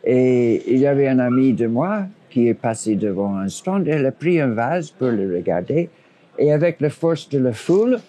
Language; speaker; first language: French; non-native, fluent; English